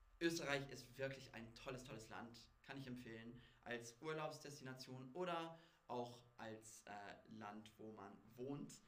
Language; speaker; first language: German; non-native, fluent; English